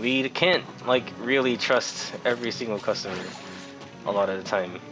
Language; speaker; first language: English; native; English